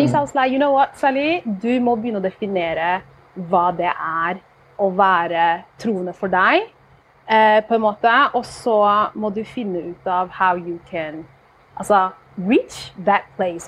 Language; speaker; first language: Norwegian; early bilingual, heritage; Norwegian